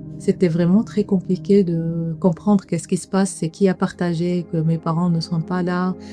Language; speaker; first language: French; non-native, fluent; Arabic